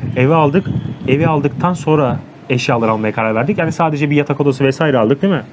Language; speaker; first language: Turkish; native; Turkish